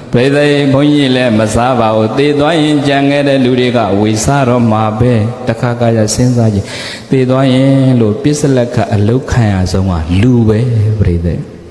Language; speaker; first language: Burmese; native; Burmese